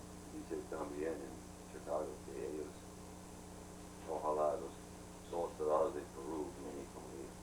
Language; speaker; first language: Spanish; non-native, learner; English